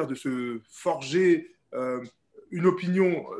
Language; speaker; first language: French; native; French